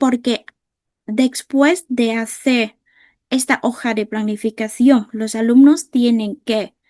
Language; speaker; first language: Spanish; non-native, fluent; Vietnamese